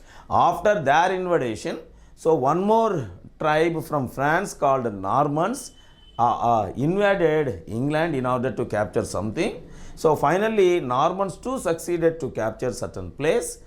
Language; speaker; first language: English; non-native, local second language; Telugu